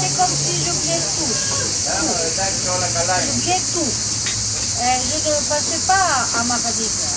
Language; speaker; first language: French; non-native, learner; Greek